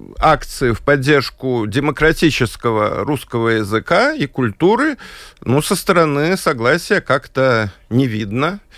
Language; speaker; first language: Russian; native; Russian